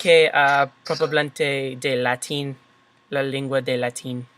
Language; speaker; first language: Spanish; non-native, learner; English